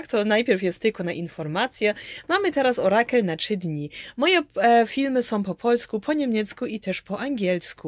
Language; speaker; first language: Polish; early bilingual, heritage; Polish